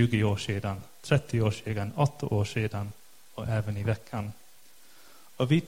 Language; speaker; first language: Swedish; non-native, fluent; English